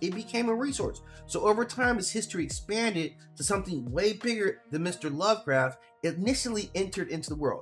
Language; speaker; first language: English; native; English